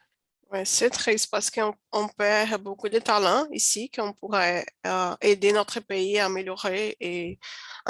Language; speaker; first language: French; non-native, learner; Portuguese